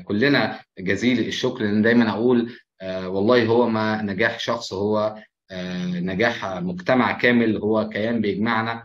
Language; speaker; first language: Arabic; native; Arabic